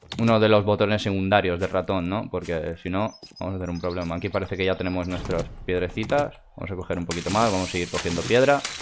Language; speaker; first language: Spanish; non-native, fluent; Russian